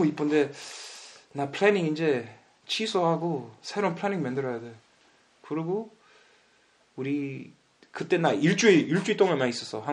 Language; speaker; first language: Korean; early bilingual, heritage; English